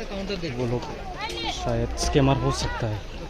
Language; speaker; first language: Hindi; non-native, local second language; Kok Borok